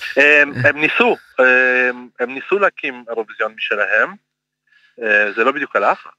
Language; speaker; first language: Hebrew; early bilingual, other home language; Russian